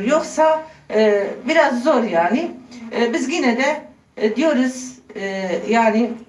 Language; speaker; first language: Turkish; non-native, local second language; Kurdish